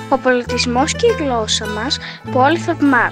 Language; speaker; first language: Greek; early bilingual, heritage; Greek